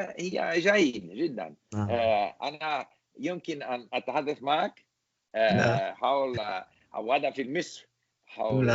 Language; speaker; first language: Arabic; non-native, learner; English